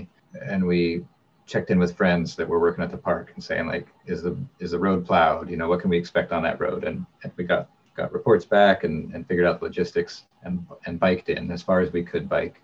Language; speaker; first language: English; native; English